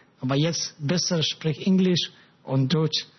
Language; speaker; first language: German; non-native, learner; Pashto